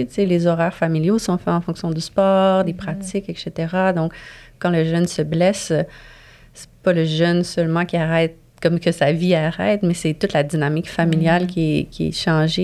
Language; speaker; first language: French; native; French